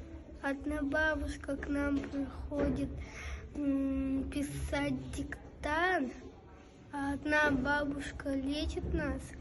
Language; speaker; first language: Russian; non-native, local second language; Yakut